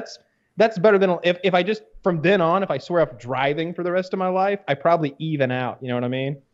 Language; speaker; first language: English; native; English